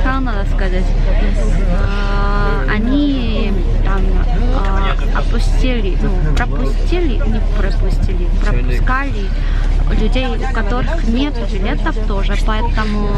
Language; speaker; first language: Russian; non-native, learner; Korean